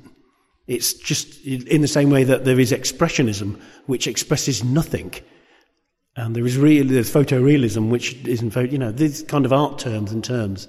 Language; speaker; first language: English; native; English